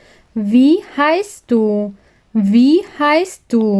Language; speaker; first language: German; non-native, learner; Urdu